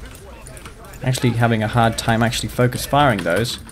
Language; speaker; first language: English; native; English